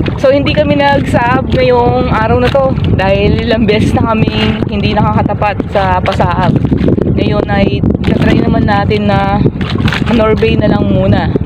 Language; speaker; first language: Filipino; native; Filipino